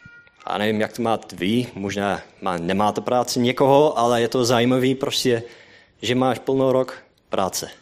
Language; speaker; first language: Czech; non-native, learner; Dutch